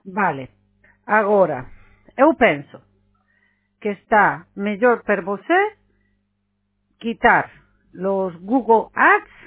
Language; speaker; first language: Spanish; non-native, fluent; Portuguese